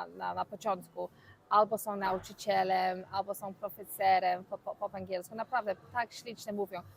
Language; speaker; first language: Polish; early bilingual, heritage; Polish